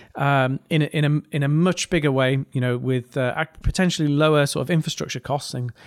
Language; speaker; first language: English; native; English